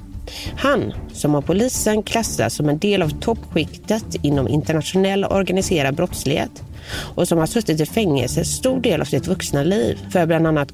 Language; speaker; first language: Swedish; native; Swedish